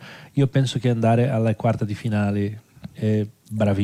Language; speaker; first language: Italian; non-native, fluent; Portuguese